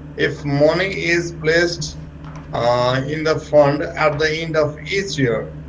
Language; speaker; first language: English; non-native, local second language; Nepali